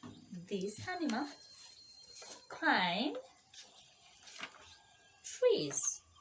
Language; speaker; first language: English; non-native, fluent; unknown